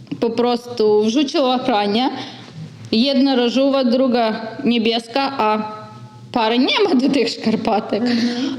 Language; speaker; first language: Polish; non-native, learner; Ukrainian